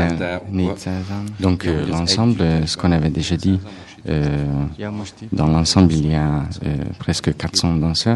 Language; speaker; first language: French; non-native, fluent; Hungarian